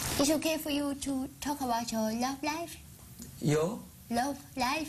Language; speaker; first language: English; non-native, learner; Dutch